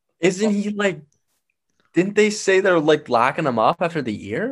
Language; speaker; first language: English; native; English